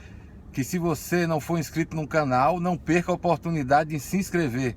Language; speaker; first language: Portuguese; native; Portuguese